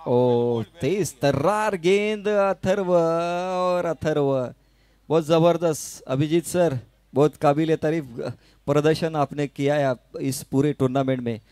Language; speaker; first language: Hindi; non-native, local second language; Marathi